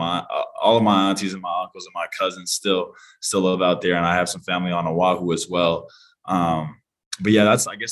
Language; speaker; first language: English; native; English